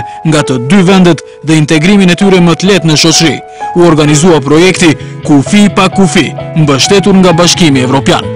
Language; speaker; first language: Albanian; native; Albanian